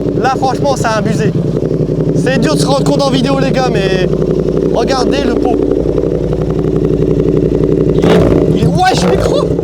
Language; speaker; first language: French; native; French